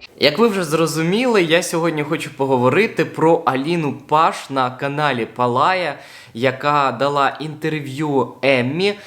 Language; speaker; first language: Ukrainian; non-native, local second language; Russian